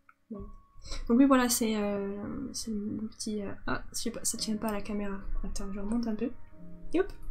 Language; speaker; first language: French; native; French